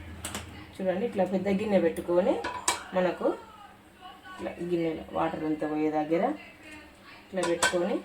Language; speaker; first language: Telugu; native; Telugu